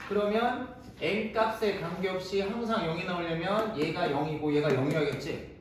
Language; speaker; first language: Korean; native; Korean